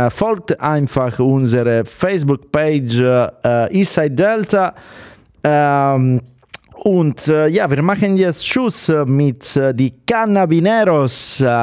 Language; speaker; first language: German; non-native, fluent; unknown